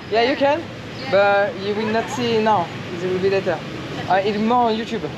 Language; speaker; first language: English; non-native, learner; French